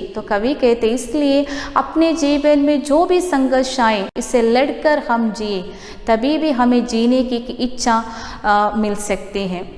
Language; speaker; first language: Hindi; non-native, local second language; Malayalam